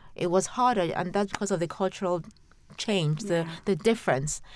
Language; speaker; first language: English; non-native, local second language; Yoruba